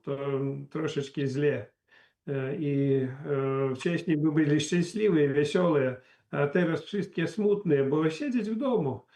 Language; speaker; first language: Polish; non-native, learner; Belarusian